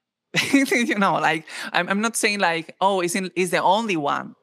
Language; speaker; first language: English; non-native, fluent; Spanish